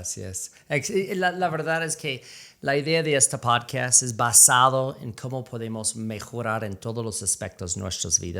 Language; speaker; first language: Spanish; non-native, fluent; English